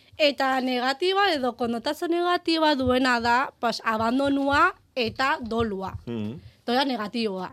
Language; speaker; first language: Basque; early bilingual, heritage; Basque